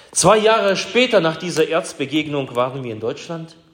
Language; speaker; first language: German; early bilingual, other home language; Russian